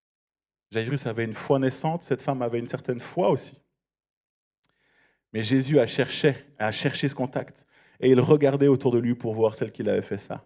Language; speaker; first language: French; native; French